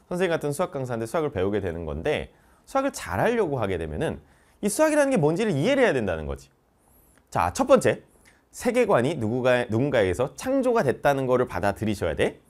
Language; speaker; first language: Korean; native; Korean